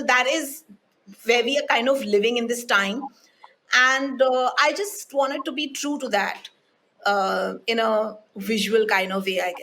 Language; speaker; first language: English; non-native, local second language; Hindi